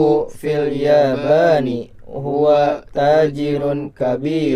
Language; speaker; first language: Arabic; non-native, learner; Indonesian